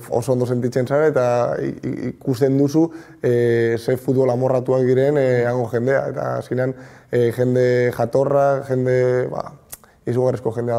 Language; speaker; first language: Basque; non-native, local second language; Spanish